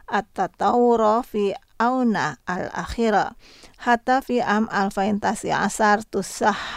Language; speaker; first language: Arabic; non-native, fluent; Indonesian